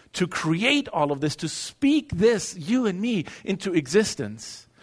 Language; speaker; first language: English; non-native, fluent; German